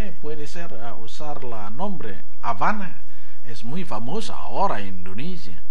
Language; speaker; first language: Spanish; non-native, learner; Indonesian